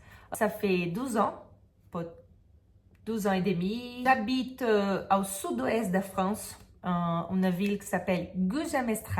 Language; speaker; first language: French; non-native, fluent; Portuguese